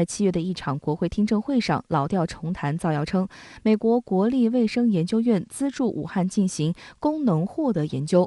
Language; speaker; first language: Chinese; native; Chinese